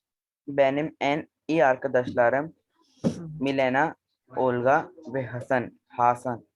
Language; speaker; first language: Turkish; non-native, learner; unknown